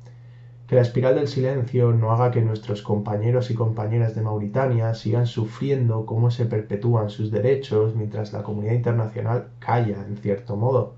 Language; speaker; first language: Spanish; native; Spanish